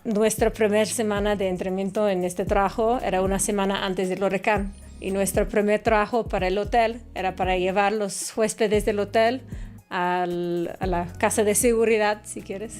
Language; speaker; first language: Spanish; non-native, fluent; English